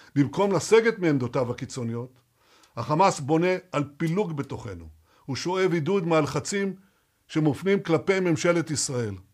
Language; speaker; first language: Hebrew; native; Hebrew